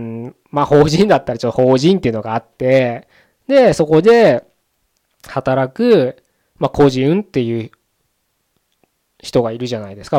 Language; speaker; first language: Japanese; native; Japanese